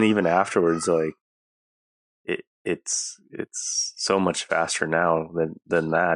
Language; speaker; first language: English; native; English